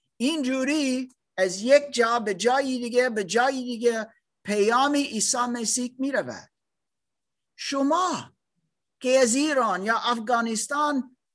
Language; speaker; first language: Persian; non-native, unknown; German